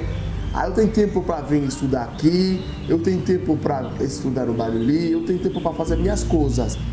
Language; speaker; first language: Portuguese; non-native, fluent; Haitian Creole